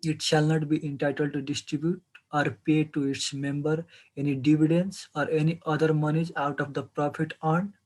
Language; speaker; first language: English; non-native, local second language; Nepali